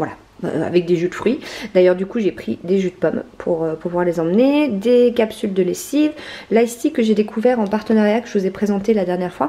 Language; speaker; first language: French; native; French